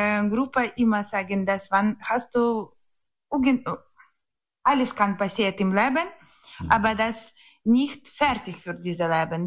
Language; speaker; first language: German; non-native, learner; Ukrainian